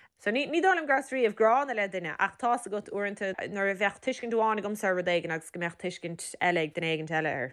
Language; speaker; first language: Irish; native; Irish